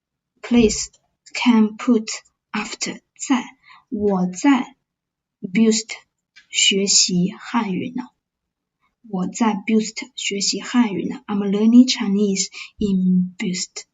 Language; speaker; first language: Chinese; non-native, fluent; English